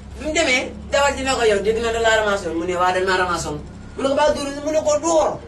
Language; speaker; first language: Wolof; non-native, local second language; Fula